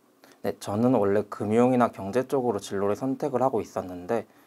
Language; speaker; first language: Korean; native; Korean